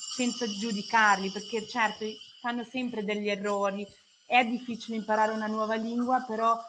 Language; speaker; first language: Italian; non-native, fluent; German